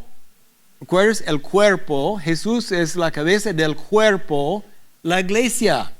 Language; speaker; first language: Spanish; non-native, learner; English